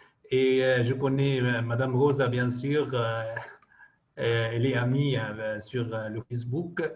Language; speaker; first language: French; non-native, fluent; Arabic